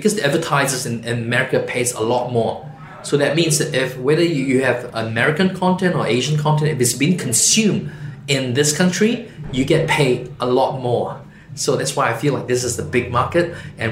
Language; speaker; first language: English; non-native, local second language; Chinese